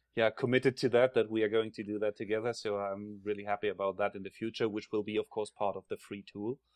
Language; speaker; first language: English; non-native, fluent; German